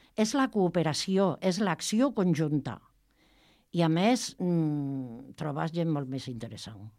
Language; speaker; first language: Catalan; non-native, local second language; Spanish